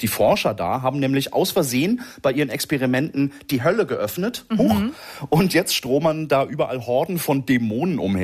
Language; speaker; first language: German; native; German